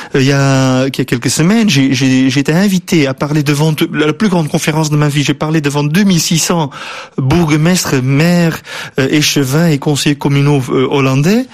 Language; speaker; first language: French; non-native, fluent; Dutch